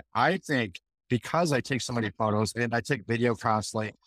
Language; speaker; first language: English; native; English